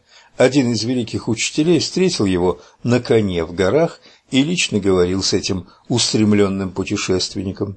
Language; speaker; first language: Russian; native; Russian